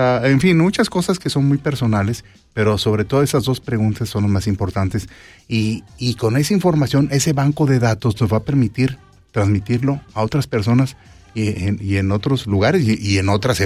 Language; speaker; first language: Spanish; native; Spanish